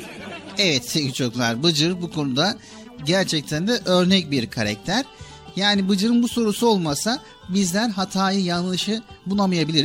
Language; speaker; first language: Turkish; native; Turkish